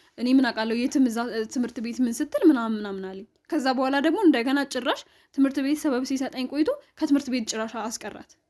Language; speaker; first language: Amharic; native; Amharic